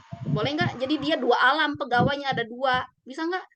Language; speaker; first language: Indonesian; native; Indonesian